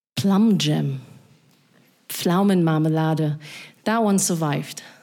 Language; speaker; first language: English; non-native, fluent; German